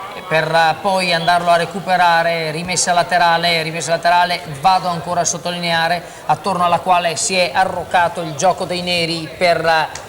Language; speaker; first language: Italian; native; Italian